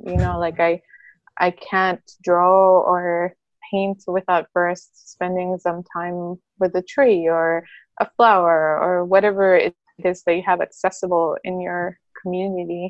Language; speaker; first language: English; non-native, fluent; Spanish